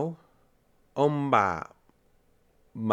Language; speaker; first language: Vietnamese; non-native, learner; English